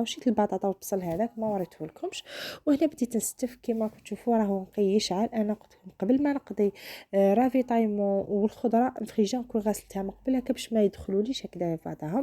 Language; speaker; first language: Arabic; native; Arabic